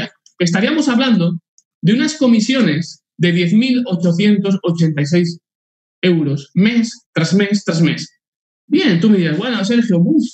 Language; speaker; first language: Spanish; native; Spanish